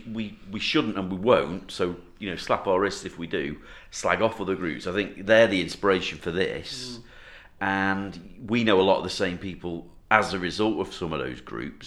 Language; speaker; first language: English; native; English